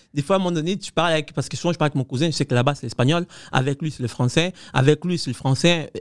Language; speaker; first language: French; non-native, fluent; Spanish